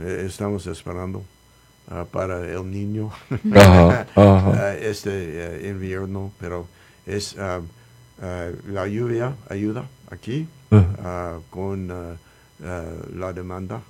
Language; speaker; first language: Spanish; non-native, learner; English